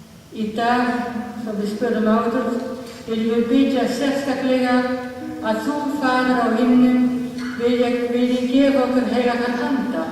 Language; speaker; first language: Icelandic; non-native, learner; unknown